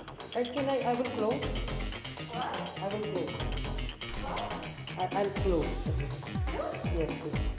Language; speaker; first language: English; non-native, local second language; Filipino